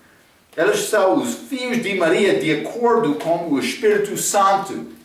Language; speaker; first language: Portuguese; non-native, fluent; English